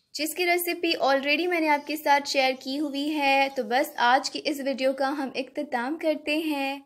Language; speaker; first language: Hindi; native; Hindi